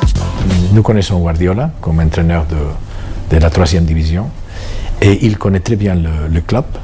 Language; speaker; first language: French; non-native, fluent; Catalan